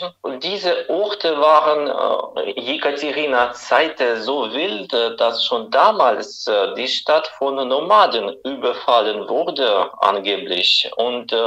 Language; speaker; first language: German; non-native, fluent; Russian